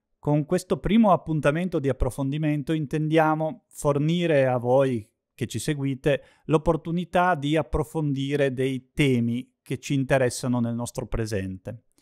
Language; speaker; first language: Italian; native; Italian